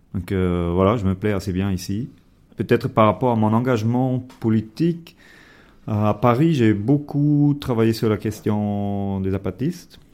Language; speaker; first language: French; non-native, fluent; German